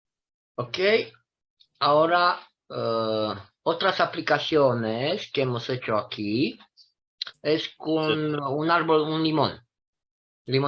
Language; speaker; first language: Spanish; non-native, fluent; Romanian